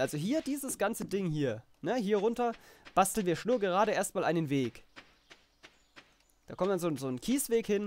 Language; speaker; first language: German; native; German